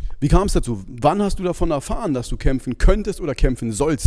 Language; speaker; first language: German; native; German